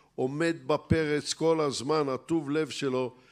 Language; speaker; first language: Hebrew; native; Hebrew